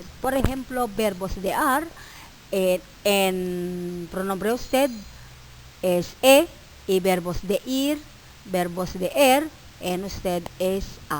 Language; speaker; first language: Spanish; non-native, fluent; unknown